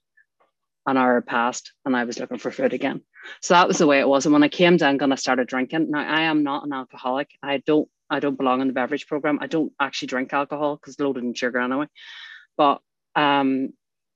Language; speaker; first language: English; native; English